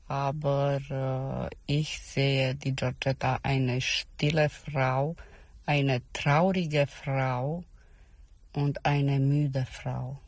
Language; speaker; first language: German; non-native, learner; Romanian